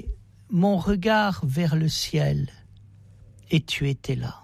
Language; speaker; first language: French; native; French